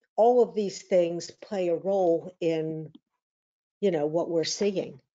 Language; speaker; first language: English; native; English